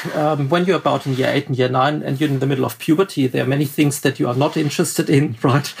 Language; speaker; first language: English; non-native, fluent; German